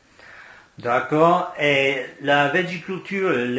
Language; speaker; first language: French; non-native, learner; English